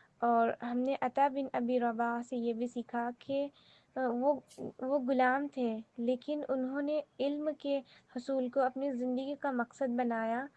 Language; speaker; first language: Urdu; native; Urdu